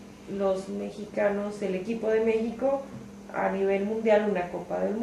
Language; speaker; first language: Spanish; native; Spanish